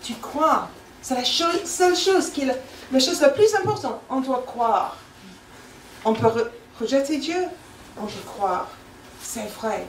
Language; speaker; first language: French; non-native, fluent; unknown